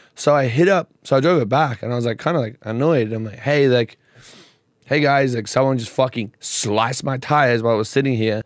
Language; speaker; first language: English; native; English